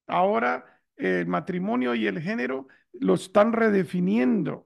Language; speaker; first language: Spanish; native; Spanish